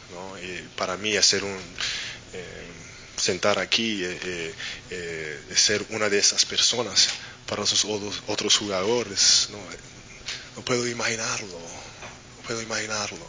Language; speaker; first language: Spanish; non-native, learner; English